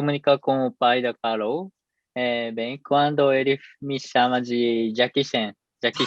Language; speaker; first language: Portuguese; non-native, fluent; Japanese